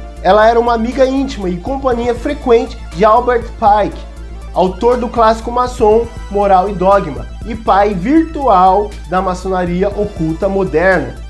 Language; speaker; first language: Portuguese; native; Portuguese